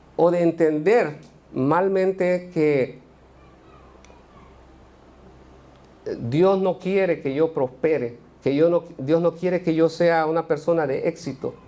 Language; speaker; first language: Spanish; native; Spanish